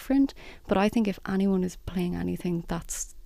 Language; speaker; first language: English; native; English